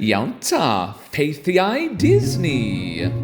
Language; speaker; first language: Welsh; non-native, learner; English